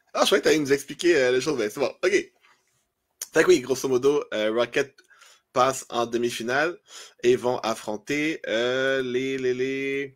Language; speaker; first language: French; native; French